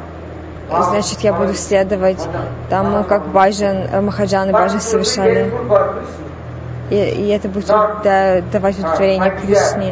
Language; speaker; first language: Russian; non-native, fluent; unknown